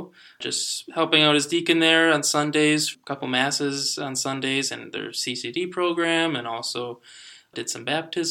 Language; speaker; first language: English; native; English